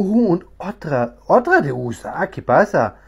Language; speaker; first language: Spanish; non-native, learner; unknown